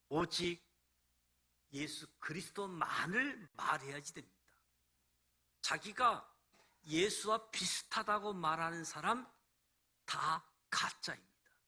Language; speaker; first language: Korean; native; Korean